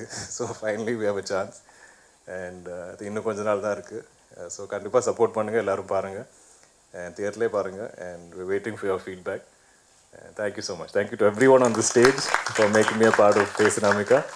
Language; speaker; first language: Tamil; non-native, fluent; Malayalam